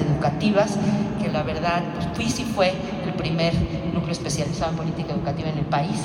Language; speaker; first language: Spanish; native; Spanish